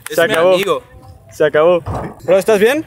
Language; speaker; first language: Spanish; native; Spanish